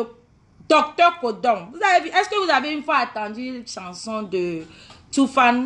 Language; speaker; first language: French; non-native, local second language; Ewe